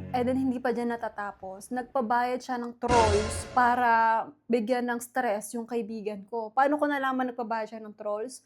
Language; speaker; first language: Filipino; native; Filipino